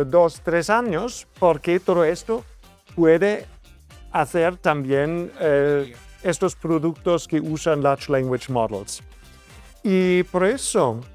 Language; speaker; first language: Spanish; non-native, fluent; German